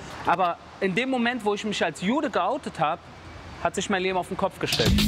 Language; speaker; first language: German; early bilingual, other home language; Persian